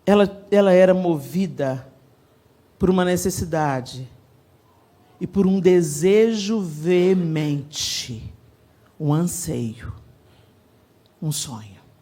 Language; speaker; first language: Portuguese; native; Portuguese